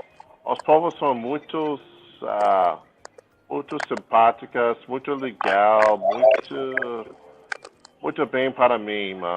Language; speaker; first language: Portuguese; non-native, learner; English